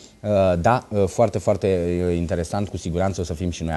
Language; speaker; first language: Romanian; native; Romanian